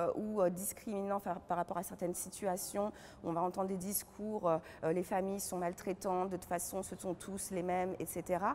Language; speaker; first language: French; native; French